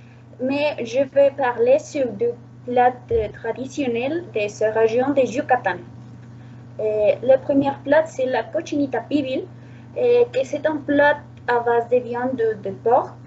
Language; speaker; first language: French; non-native, learner; Spanish